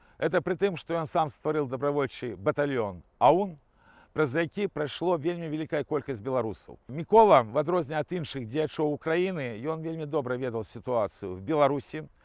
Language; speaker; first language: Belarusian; non-native, local second language; Russian